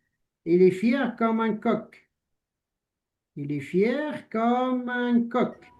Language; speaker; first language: French; non-native, local second language; Arabic